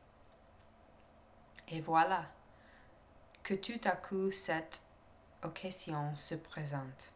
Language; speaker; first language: French; non-native, learner; English